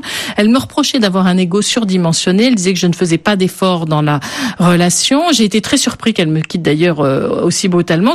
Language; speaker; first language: French; native; French